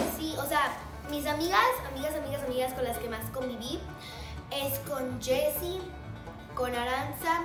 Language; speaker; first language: Spanish; native; Spanish